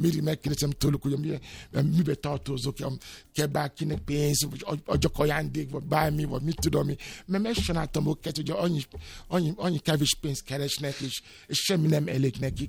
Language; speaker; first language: Hungarian; non-native, fluent; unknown